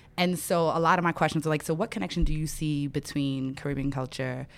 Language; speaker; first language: English; native; English